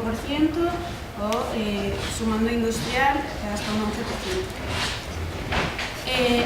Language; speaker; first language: Spanish; native; Spanish